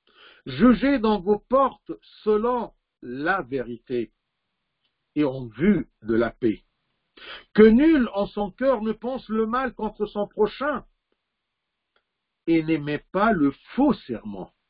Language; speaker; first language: French; non-native, fluent; Arabic